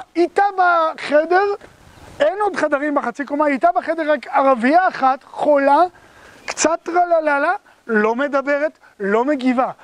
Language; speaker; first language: Hebrew; native; Hebrew